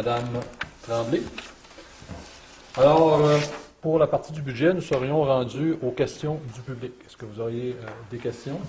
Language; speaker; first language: French; native; French